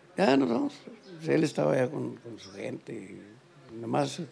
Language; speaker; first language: Spanish; native; Spanish